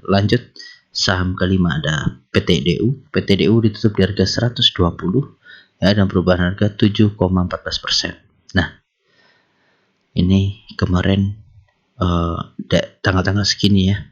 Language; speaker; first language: Indonesian; native; Indonesian